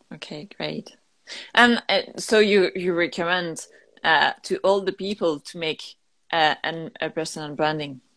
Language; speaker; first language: English; non-native, learner; French